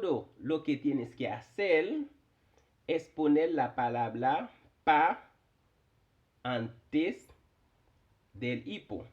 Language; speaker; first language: Spanish; non-native, fluent; Haitian Creole